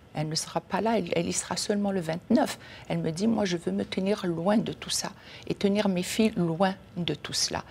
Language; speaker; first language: French; non-native, local second language; Kabyle